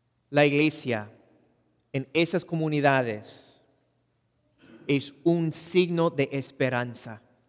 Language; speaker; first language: Spanish; non-native, fluent; English